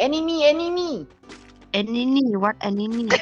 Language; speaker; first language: English; non-native, learner; Thai